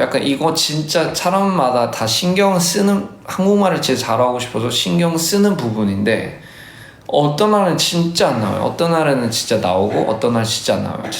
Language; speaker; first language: Korean; early bilingual, heritage; English